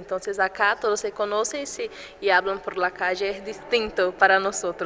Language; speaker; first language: Spanish; non-native, fluent; Portuguese